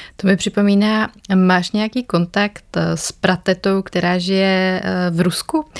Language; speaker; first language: Czech; native; Czech